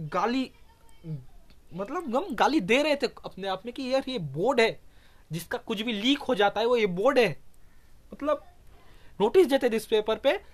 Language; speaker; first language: Hindi; non-native, local second language; Bangla